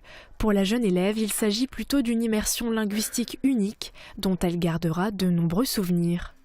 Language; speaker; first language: French; native; French